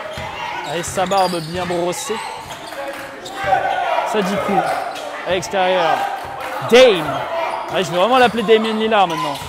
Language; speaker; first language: French; native; French